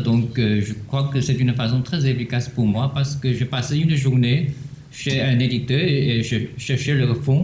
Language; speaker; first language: French; non-native, fluent; Chinese